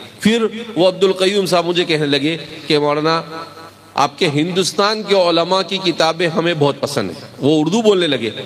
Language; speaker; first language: Urdu; non-native, local second language; Gujarati